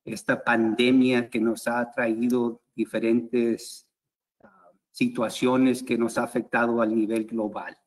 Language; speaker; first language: Spanish; early bilingual, heritage; Spanish